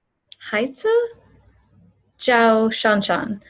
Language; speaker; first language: Chinese; non-native, learner; English